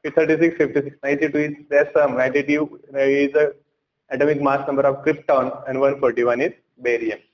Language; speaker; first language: English; non-native, local second language; Marathi